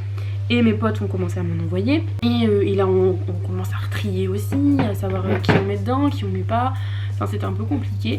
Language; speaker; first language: French; native; French